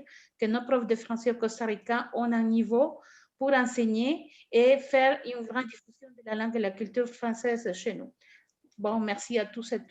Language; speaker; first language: French; non-native, fluent; Spanish